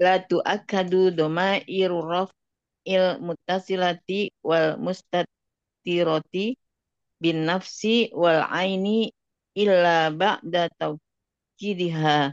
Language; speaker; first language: Arabic; non-native, learner; Indonesian